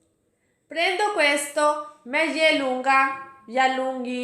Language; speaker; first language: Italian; non-native, fluent; Urdu